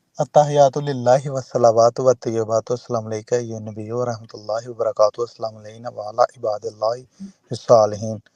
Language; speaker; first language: Urdu; non-native, local second language; Punjabi